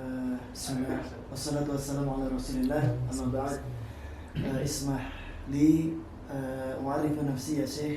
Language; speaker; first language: Arabic; non-native, fluent; Indonesian